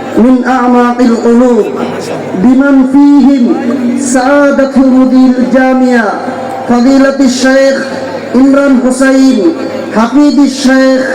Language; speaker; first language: Arabic; non-native, fluent; Bangla